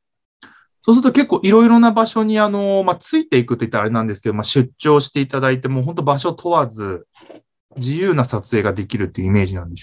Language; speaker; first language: Japanese; native; Japanese